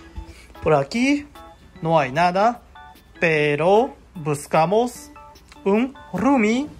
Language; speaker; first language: Spanish; non-native, learner; Japanese